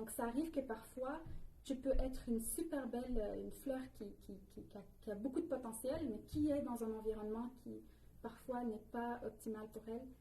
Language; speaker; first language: French; early bilingual, other home language; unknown